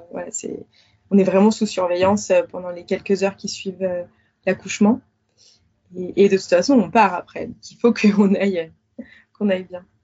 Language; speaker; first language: French; native; French